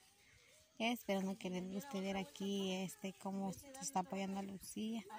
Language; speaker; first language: Spanish; native; Spanish